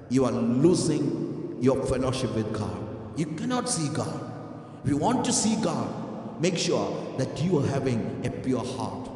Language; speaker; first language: English; non-native, local second language; Malayalam